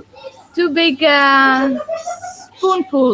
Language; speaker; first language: English; non-native, fluent; Greek